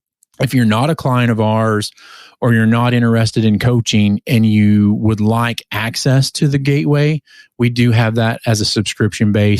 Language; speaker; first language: English; native; English